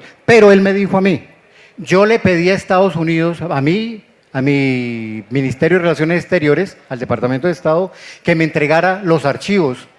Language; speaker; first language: Spanish; native; Spanish